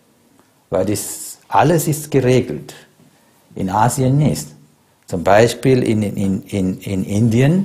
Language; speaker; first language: German; non-native, fluent; Sinhala